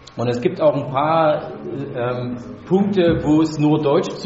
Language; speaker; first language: German; native; German